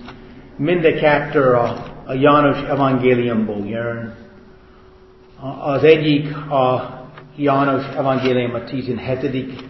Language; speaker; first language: Hungarian; non-native, fluent; English